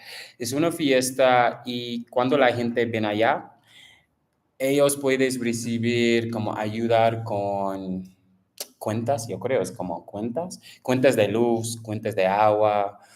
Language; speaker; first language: Spanish; non-native, learner; English